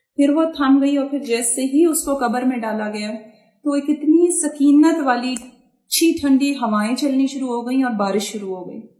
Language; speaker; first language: Urdu; native; Urdu